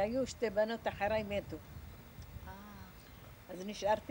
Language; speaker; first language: Hebrew; non-native, fluent; Arabic